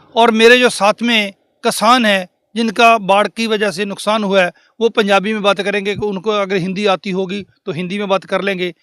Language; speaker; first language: Hindi; non-native, local second language; Punjabi